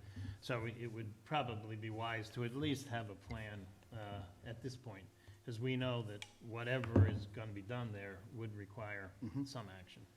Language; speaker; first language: English; native; English